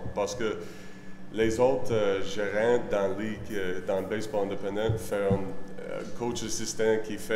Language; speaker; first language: French; non-native, learner; English